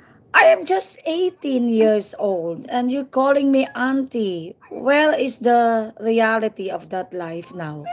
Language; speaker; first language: English; non-native, learner; Filipino